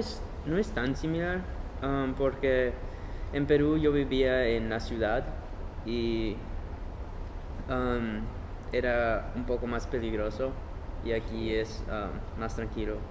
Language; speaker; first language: Spanish; early bilingual, heritage; Spanish